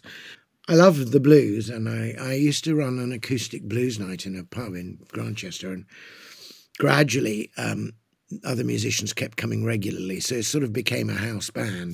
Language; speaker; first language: English; native; English